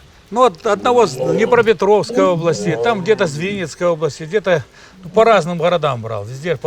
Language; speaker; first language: Russian; native; Russian